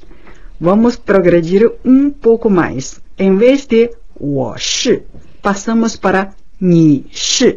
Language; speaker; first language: Portuguese; non-native, fluent; Chinese